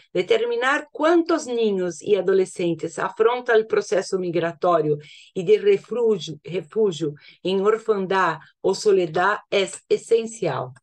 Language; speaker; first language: Spanish; non-native, learner; Portuguese